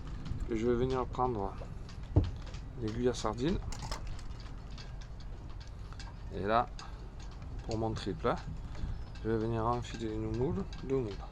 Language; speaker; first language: French; native; French